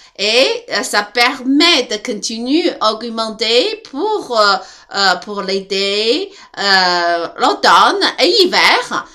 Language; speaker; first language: French; non-native, learner; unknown